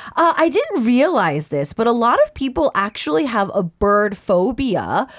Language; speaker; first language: English; early bilingual, other home language; Korean